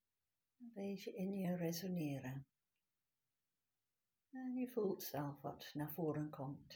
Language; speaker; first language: Dutch; non-native, fluent; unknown